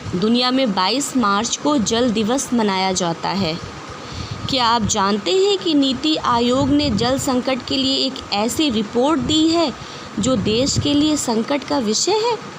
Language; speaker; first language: Hindi; native; Hindi